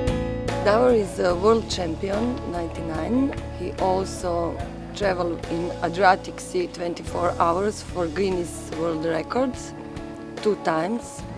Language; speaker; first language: English; non-native, learner; Croatian